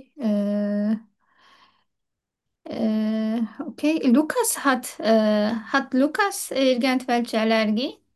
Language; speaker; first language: German; non-native, learner; Turkish